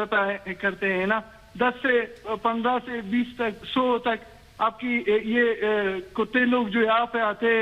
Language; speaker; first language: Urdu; non-native, fluent; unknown